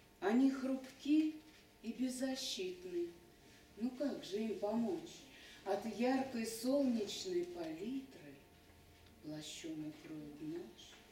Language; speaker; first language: Russian; native; Russian